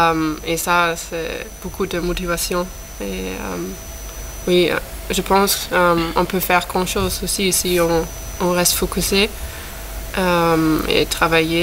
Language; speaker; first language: French; non-native, fluent; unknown